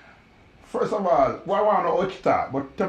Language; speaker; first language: English; native; English